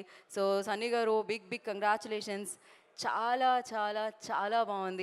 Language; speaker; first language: Telugu; native; Telugu